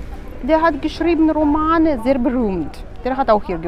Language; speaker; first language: German; non-native, learner; Russian